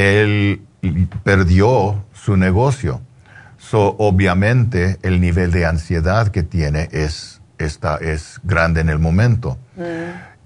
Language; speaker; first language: Spanish; early bilingual, heritage; Spanish